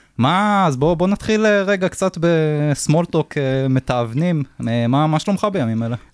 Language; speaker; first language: Hebrew; native; Hebrew